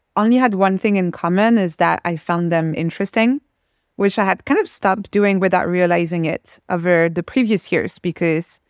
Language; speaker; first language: English; non-native, fluent; French